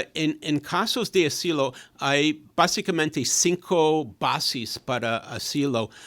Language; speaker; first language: Spanish; non-native, fluent; English